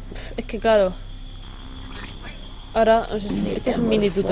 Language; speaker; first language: Spanish; native; Spanish